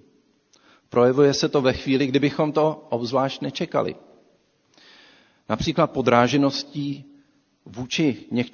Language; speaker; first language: Czech; native; Czech